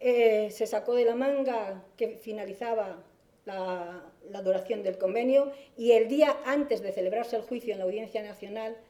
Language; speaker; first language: Spanish; native; Spanish